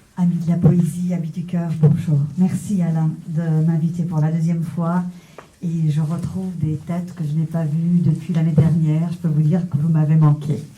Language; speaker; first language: French; early bilingual, other home language; Persian